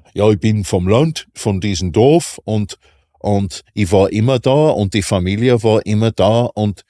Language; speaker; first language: German; non-native, fluent; English